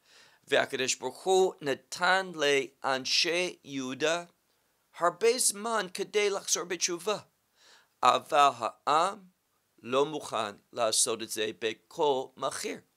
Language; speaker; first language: Hebrew; non-native, fluent; English